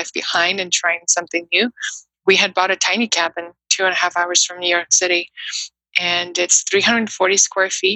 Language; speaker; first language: English; non-native, fluent; Russian